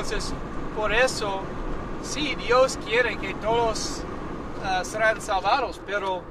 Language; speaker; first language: Spanish; non-native, learner; English